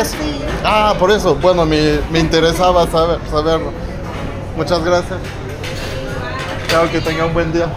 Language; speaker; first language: Spanish; non-native, fluent; French